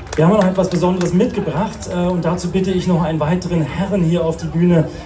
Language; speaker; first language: German; native; German